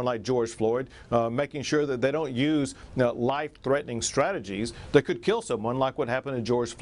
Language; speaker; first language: English; native; English